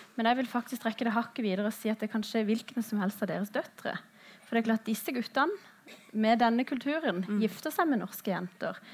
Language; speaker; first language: Norwegian; early bilingual, other home language; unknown